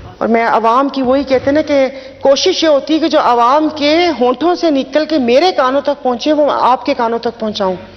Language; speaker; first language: Urdu; non-native, local second language; Sindhi